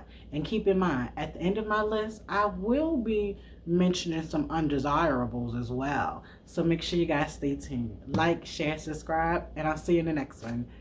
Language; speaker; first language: English; native; English